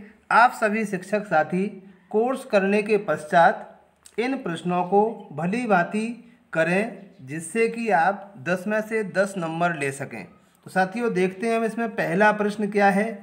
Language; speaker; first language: Hindi; native; Hindi